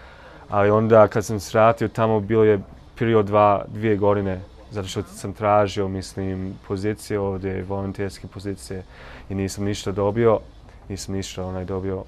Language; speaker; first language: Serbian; non-native, learner; English